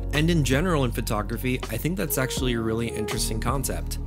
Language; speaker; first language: English; native; English